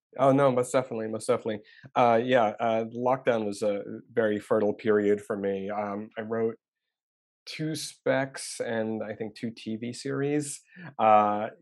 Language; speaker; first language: English; native; English